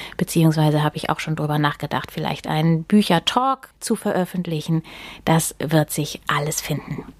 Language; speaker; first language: German; native; German